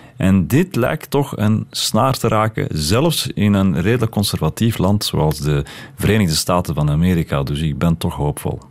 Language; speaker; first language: Dutch; early bilingual, other home language; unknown